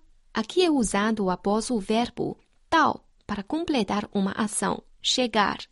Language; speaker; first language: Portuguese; non-native, fluent; Chinese